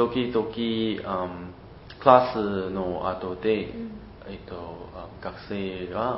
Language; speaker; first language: Japanese; non-native, learner; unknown